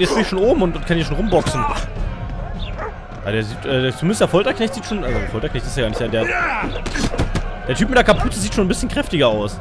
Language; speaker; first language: German; native; German